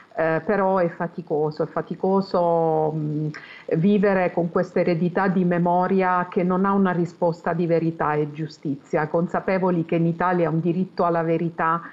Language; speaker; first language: Italian; native; Italian